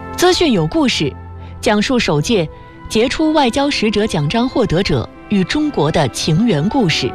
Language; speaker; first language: Chinese; native; Chinese